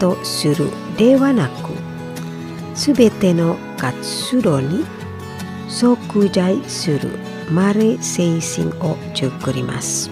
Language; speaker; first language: Japanese; non-native, fluent; Indonesian